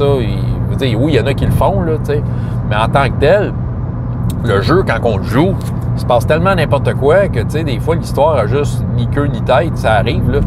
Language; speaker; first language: French; native; French